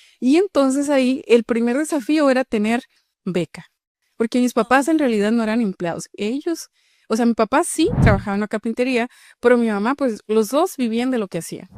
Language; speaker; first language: Spanish; native; Spanish